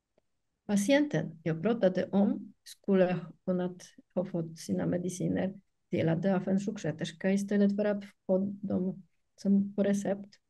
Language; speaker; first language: Swedish; non-native, fluent; Polish